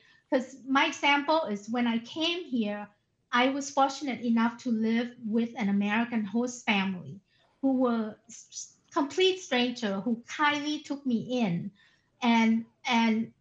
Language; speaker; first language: English; non-native, fluent; Thai